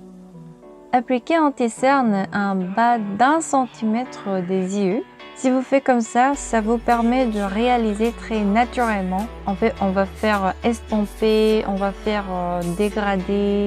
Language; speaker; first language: French; non-native, learner; Korean